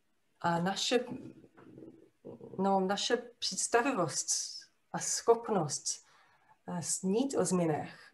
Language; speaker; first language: Czech; non-native, fluent; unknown